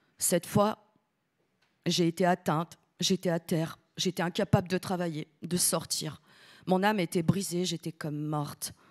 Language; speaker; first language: French; early bilingual, other home language; Italian